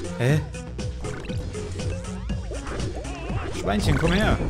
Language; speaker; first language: German; native; German